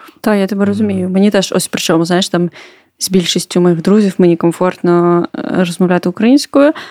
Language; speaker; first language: Ukrainian; non-native, local second language; Russian